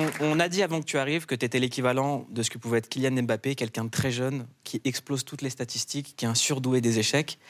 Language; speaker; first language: French; native; French